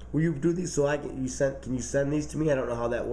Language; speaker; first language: English; native; English